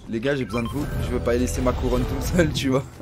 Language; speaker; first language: French; native; French